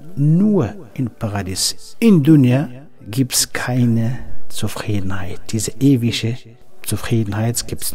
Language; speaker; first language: German; non-native, fluent; Arabic